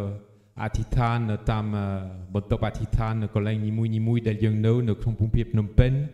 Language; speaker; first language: Khmer; non-native, fluent; French